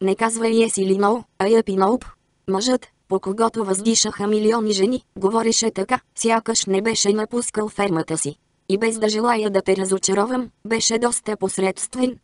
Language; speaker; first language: Bulgarian; native; Bulgarian